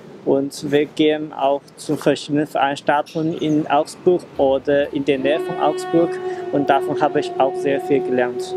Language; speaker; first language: German; non-native, fluent; Chinese